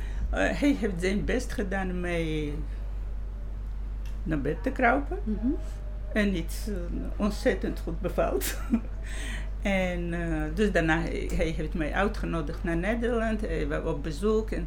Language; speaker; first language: Dutch; non-native, fluent; Georgian